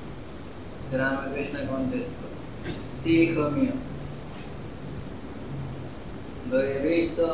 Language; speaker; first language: Spanish; non-native, fluent; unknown